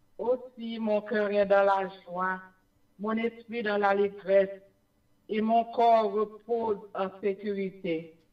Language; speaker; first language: French; non-native, local second language; Haitian Creole